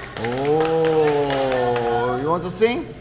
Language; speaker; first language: English; non-native, learner; Korean